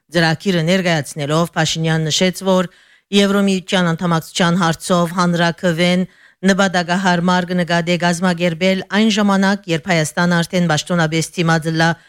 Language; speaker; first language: Armenian; early bilingual, heritage; Armenian